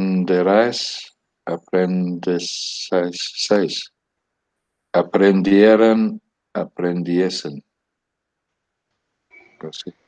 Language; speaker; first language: Spanish; non-native, learner; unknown